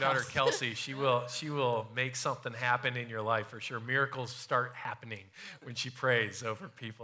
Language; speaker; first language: English; native; English